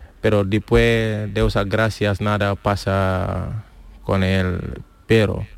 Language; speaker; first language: Spanish; non-native, learner; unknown